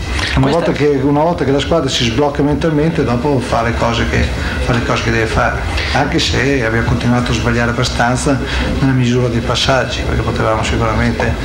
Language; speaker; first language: Italian; native; Italian